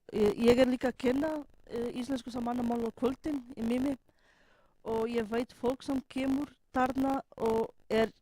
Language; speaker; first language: Icelandic; non-native, fluent; Portuguese